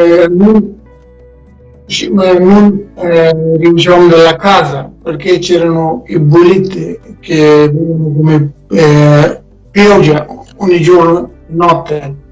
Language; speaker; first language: Italian; non-native, learner; Persian